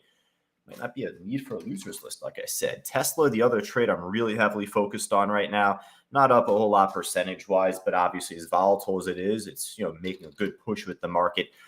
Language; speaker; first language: English; native; English